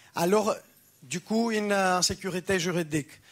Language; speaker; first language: French; non-native, fluent; Greek